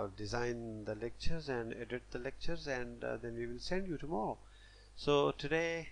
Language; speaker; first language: Urdu; non-native, local second language; Pashto